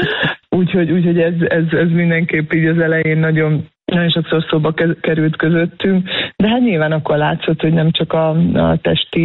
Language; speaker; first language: Hungarian; native; Hungarian